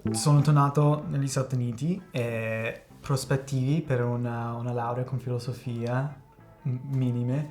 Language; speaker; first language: Italian; non-native, fluent; English